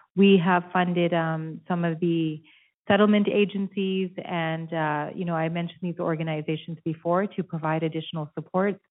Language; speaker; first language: English; native; English